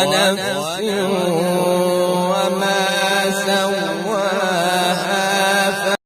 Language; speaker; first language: Arabic; native; Arabic